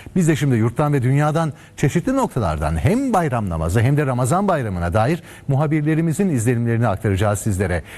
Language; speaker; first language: Turkish; native; Turkish